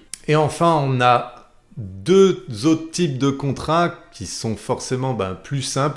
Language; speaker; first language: French; native; French